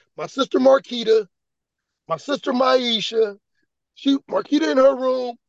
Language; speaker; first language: English; native; English